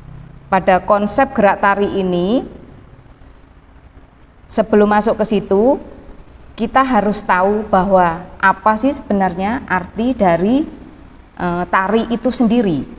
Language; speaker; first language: Malay; native; Malay